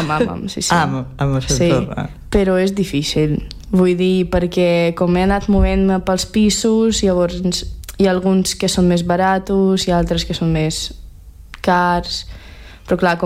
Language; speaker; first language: Catalan; non-native, fluent; Russian